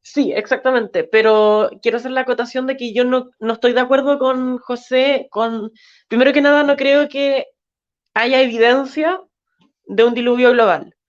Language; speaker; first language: Spanish; native; Spanish